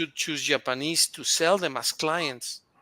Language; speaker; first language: English; non-native, fluent; Spanish